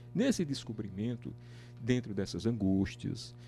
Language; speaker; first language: Portuguese; native; Portuguese